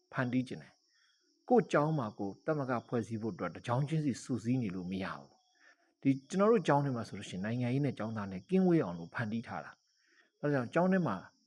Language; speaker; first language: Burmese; native; Burmese